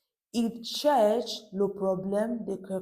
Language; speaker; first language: French; non-native, fluent; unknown